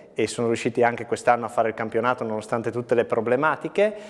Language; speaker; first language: Italian; native; Italian